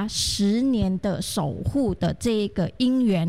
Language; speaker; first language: Chinese; native; Chinese